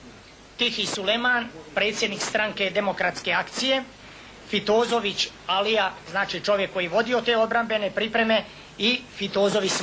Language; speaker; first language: Bosnian; native; Bosnian